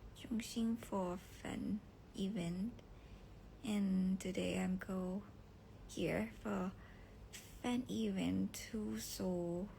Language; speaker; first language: English; non-native, learner; Thai